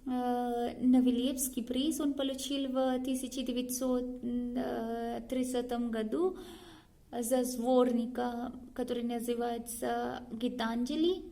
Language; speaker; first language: Russian; non-native, learner; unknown